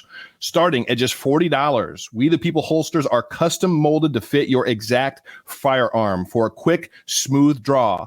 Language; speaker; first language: English; native; English